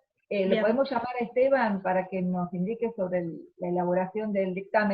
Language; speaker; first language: Spanish; native; Spanish